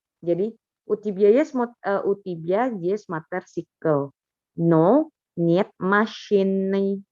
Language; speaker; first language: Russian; non-native, fluent; Indonesian